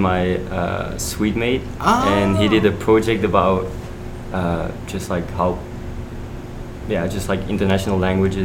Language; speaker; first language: English; non-native, fluent; Dutch